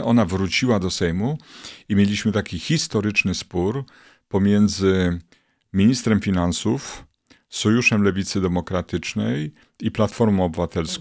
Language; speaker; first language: Polish; native; Polish